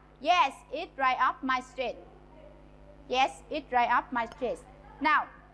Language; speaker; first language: English; non-native, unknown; Vietnamese